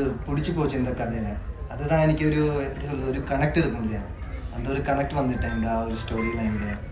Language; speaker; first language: Tamil; non-native, learner; Malayalam